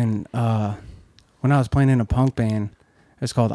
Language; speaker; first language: English; native; English